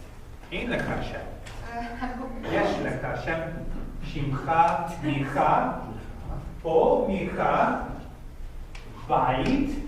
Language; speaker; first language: Hebrew; non-native, fluent; English